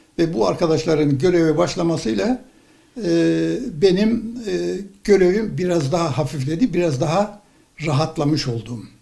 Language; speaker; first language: Turkish; native; Turkish